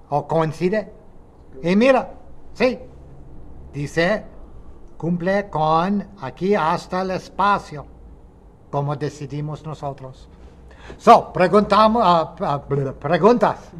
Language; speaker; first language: Spanish; non-native, fluent; English